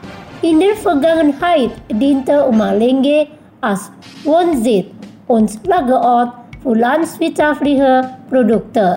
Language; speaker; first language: German; non-native, fluent; Indonesian